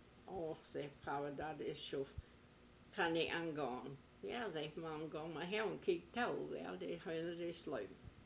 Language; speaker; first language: German; early bilingual, heritage; German